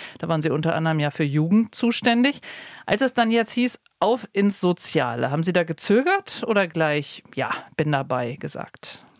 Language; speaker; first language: German; native; German